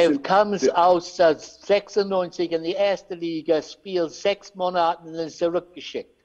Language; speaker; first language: German; non-native, learner; English